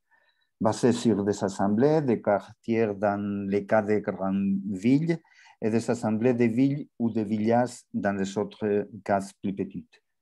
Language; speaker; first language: French; non-native, learner; Spanish